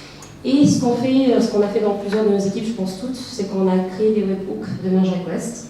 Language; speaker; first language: French; native; French